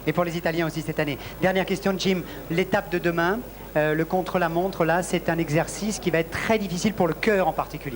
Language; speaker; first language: French; native; French